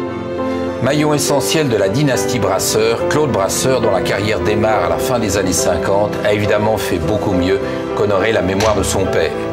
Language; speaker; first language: French; native; French